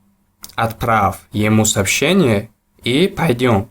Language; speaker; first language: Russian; non-native, local second language; Tajik